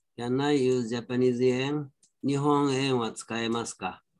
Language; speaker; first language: Japanese; native; Japanese